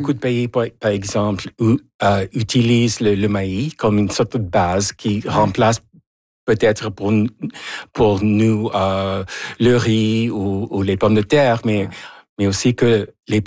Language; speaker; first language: French; non-native, fluent; Spanish